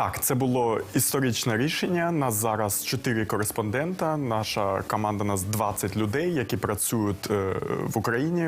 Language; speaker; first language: Ukrainian; early bilingual, heritage; Ukrainian